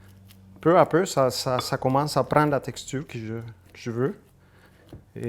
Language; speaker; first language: French; non-native, fluent; Spanish